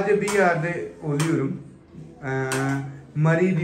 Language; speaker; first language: Turkish; non-native, learner; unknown